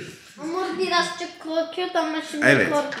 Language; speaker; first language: Turkish; early bilingual, heritage; Turkish